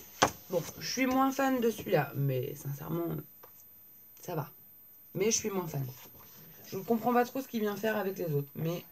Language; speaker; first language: French; native; French